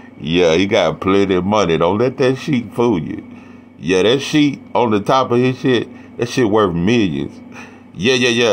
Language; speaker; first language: English; native; English